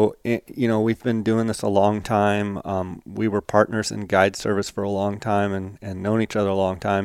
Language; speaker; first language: English; native; English